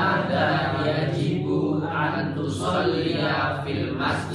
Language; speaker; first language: Arabic; non-native, learner; Indonesian